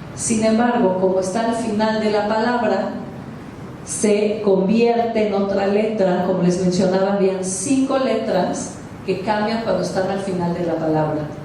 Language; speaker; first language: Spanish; non-native, fluent; Hebrew